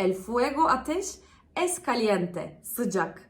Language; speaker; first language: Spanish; non-native, fluent; Turkish